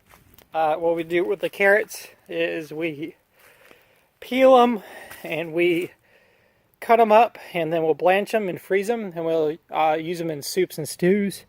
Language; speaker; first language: English; native; English